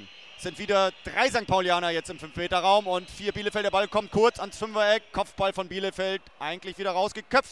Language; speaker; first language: German; native; German